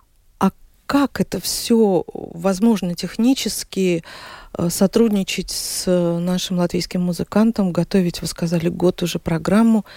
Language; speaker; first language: Russian; native; Russian